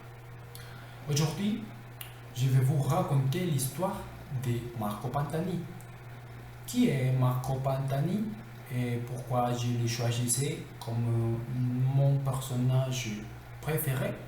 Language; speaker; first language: French; non-native, learner; Spanish